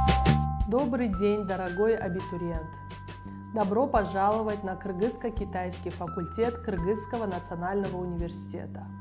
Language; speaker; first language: Russian; non-native, local second language; Kyrgyz